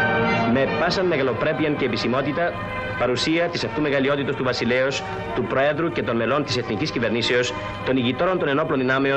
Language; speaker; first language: Greek; native; Greek